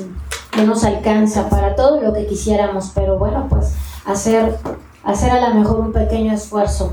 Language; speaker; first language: Spanish; native; Spanish